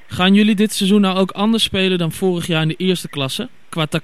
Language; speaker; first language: Dutch; native; Dutch